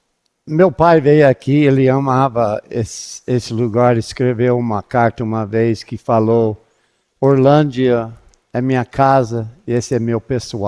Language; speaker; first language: Portuguese; non-native, fluent; English